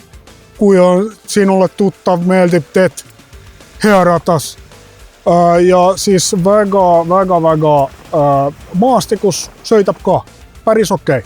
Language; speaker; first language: Estonian; non-native, learner; Finnish